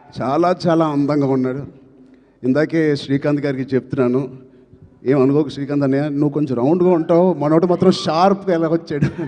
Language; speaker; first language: Telugu; native; Telugu